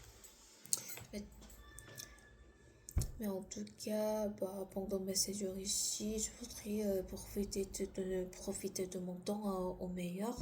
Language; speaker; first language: French; non-native, learner; Korean